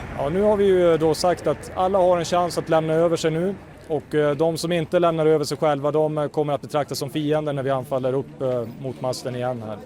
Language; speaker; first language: Swedish; native; Swedish